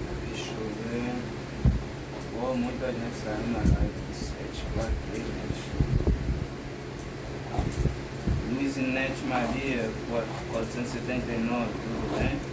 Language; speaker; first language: Portuguese; non-native, learner; Haitian Creole